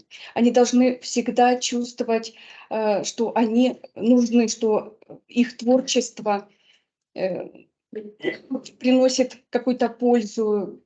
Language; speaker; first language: Russian; native; Russian